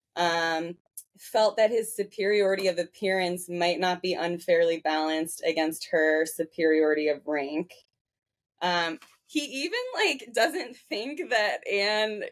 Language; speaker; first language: English; native; English